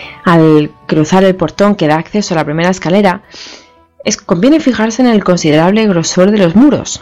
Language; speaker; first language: Spanish; native; Spanish